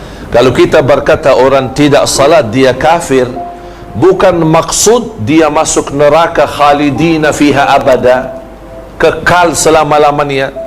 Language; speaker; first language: Indonesian; non-native, fluent; Arabic